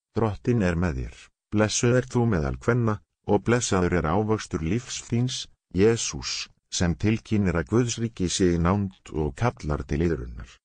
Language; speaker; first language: Icelandic; non-native, learner; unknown